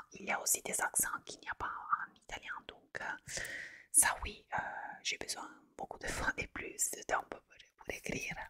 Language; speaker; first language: French; non-native, fluent; Italian